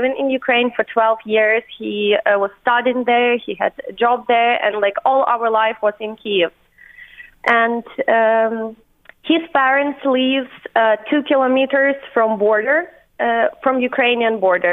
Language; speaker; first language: English; non-native, fluent; Ukrainian